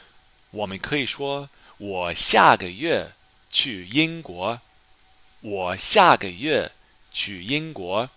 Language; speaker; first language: Chinese; non-native, fluent; English